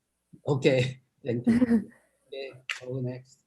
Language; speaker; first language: English; non-native, fluent; Korean